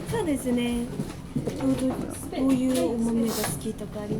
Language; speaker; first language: Japanese; native; Japanese